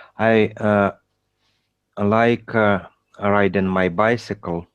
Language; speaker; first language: English; non-native, learner; Russian